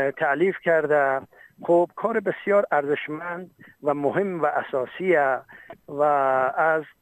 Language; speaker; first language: Persian; non-native, local second language; Talysh